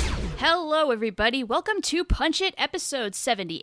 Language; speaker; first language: English; native; English